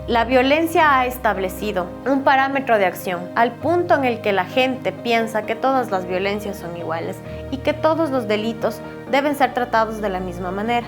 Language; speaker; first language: Spanish; native; Spanish